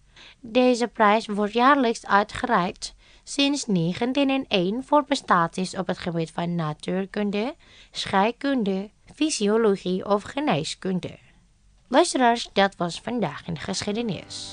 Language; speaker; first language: Dutch; non-native, fluent; Indonesian